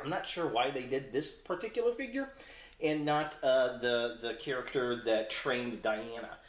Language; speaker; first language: English; native; English